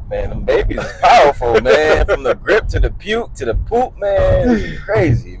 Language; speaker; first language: English; native; English